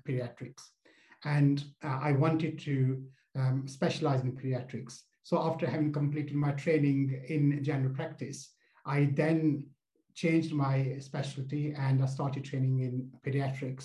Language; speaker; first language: English; non-native, local second language; Punjabi